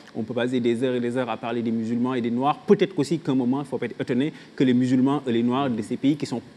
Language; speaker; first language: French; non-native, local second language; Wolof